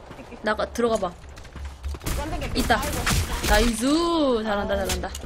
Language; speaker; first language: Korean; native; Korean